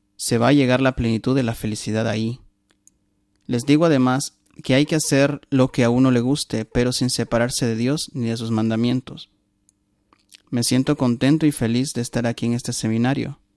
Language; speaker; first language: Spanish; native; Spanish